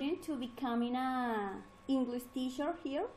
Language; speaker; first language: English; non-native, learner; Spanish